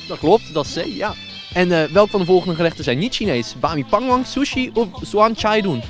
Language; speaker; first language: Dutch; native; Dutch